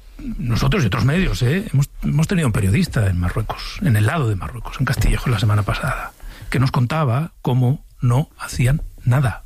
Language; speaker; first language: Spanish; native; Spanish